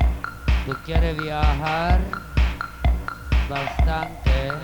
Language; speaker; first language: Spanish; non-native, learner; Italian